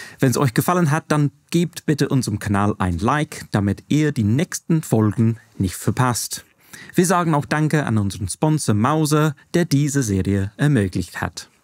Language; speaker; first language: German; non-native, fluent; English